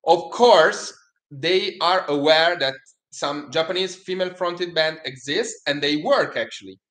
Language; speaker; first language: English; non-native, fluent; Italian